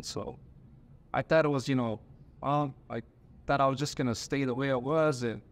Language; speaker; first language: English; native; English